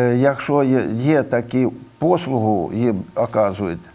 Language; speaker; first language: Ukrainian; non-native, local second language; Russian